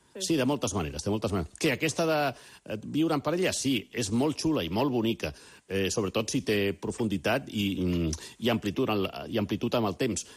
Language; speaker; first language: Catalan; native; Catalan